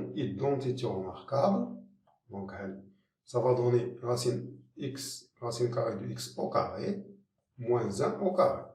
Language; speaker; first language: French; non-native, local second language; Arabic